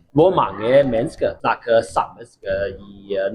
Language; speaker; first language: Norwegian; non-native, learner; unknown